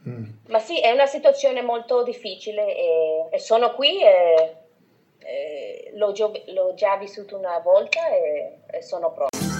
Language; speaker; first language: Italian; non-native, fluent; Spanish